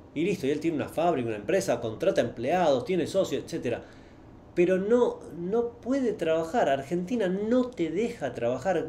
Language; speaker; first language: Spanish; native; Spanish